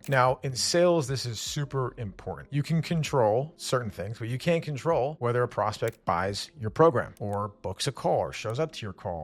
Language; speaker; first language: English; native; English